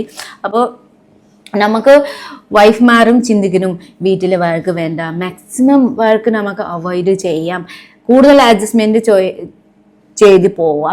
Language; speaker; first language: Malayalam; non-native, learner; Nepali